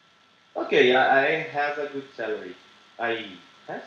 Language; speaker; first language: English; non-native, learner; Portuguese